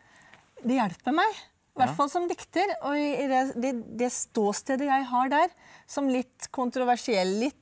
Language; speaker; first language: Norwegian; native; Norwegian